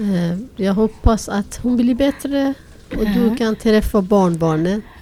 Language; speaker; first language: Swedish; non-native, fluent; Persian